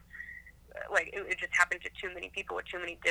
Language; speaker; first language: English; native; English